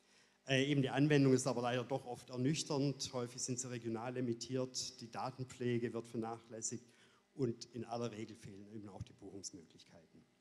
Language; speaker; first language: German; native; German